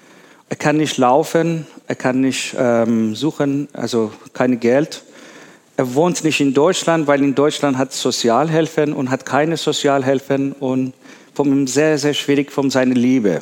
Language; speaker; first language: German; non-native, learner; Persian